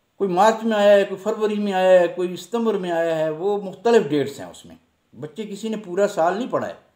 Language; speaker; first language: Urdu; non-native, local second language; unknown